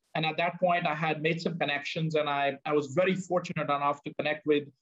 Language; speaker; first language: English; non-native, local second language; Punjabi